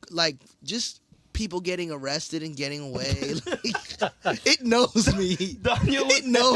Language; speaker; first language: English; native; English